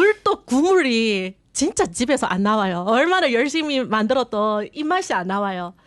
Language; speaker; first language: Korean; non-native, learner; Chinese